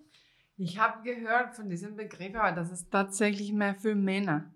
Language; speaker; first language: German; non-native, fluent; Spanish